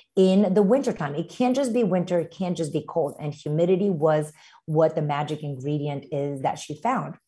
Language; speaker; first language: English; early bilingual, other home language; Romanian